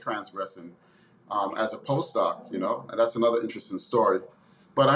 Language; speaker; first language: English; native; English